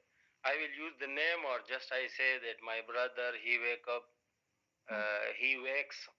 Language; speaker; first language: English; non-native, learner; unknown